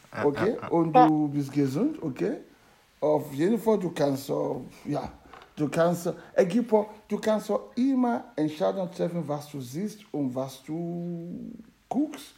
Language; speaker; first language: German; non-native, learner; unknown